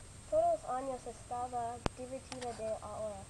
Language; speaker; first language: Spanish; non-native, learner; English